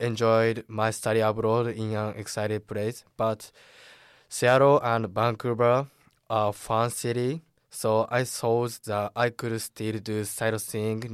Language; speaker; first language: English; non-native, fluent; Japanese